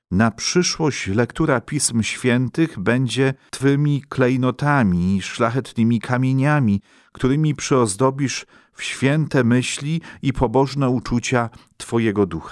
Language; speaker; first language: Polish; native; Polish